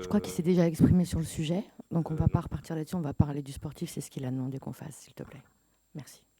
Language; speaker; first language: French; native; French